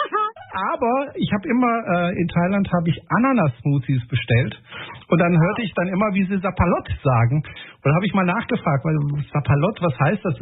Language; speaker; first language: German; native; German